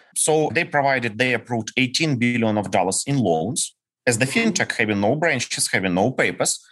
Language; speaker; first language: English; non-native, fluent; Ukrainian